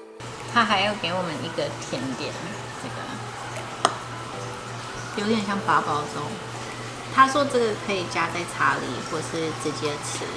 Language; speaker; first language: Chinese; non-native, fluent; English